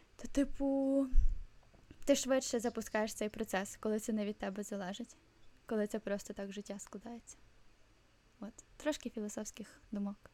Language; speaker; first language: Ukrainian; non-native, local second language; Russian